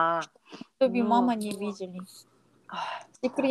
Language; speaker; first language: Russian; non-native, learner; Korean